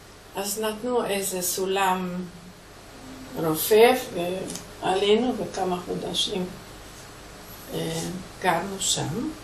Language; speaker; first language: Hebrew; non-native, fluent; Hungarian